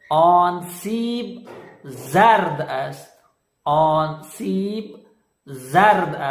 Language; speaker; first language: Persian; non-native, fluent; Urdu